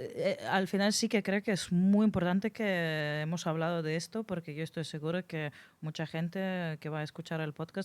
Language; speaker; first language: Spanish; non-native, fluent; Russian